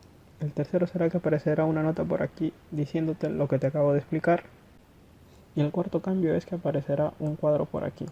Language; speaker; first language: Spanish; native; Spanish